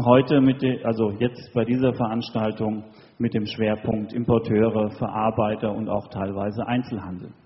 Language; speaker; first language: German; native; German